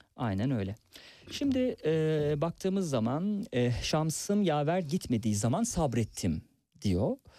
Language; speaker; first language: Turkish; native; Turkish